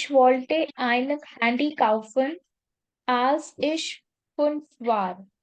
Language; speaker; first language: German; non-native, learner; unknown